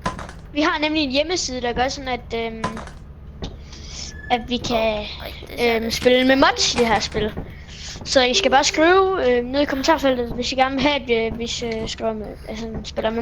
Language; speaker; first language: Danish; native; Danish